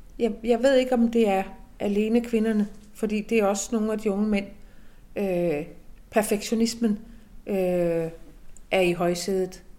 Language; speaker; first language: Danish; native; Danish